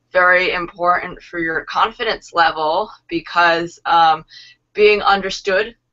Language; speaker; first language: English; native; English